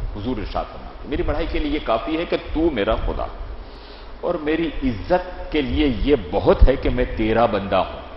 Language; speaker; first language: Urdu; non-native, local second language; Gujarati